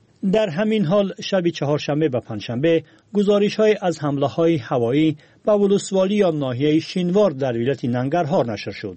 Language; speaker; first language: Persian; native; Persian